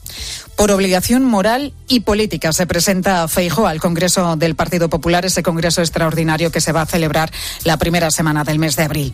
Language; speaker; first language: Spanish; native; Spanish